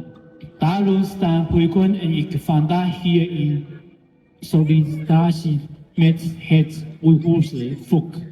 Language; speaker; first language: Dutch; non-native, learner; Cantonese